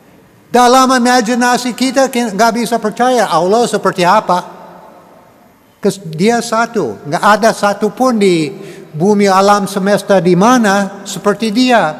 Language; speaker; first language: Indonesian; non-native, learner; English